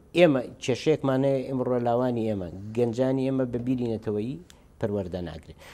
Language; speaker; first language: Central Kurdish; native; Central Kurdish